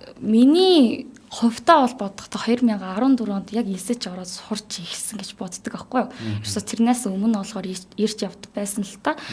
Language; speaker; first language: Mongolian; non-native, fluent; Korean